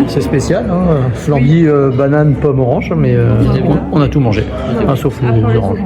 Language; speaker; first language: French; native; French